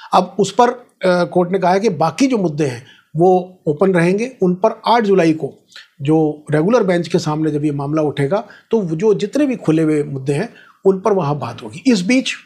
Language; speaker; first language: Hindi; native; Hindi